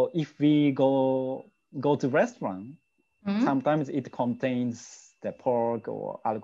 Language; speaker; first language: English; non-native, learner; Japanese